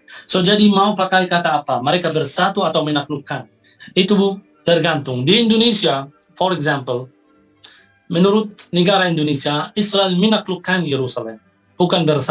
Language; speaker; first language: Indonesian; non-native, fluent; Arabic